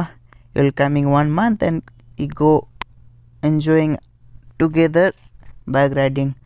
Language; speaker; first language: English; non-native, learner; Nepali